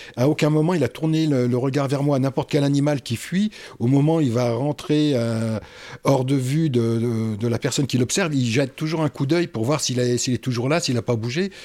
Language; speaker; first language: French; native; French